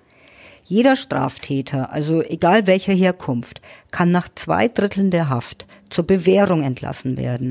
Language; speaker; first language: German; native; German